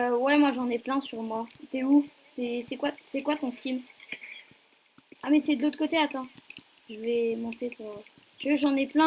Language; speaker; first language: French; native; French